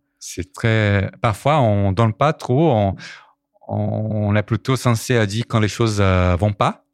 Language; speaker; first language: French; non-native, fluent; Portuguese